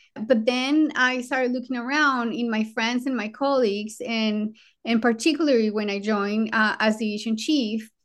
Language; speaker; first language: English; non-native, fluent; Spanish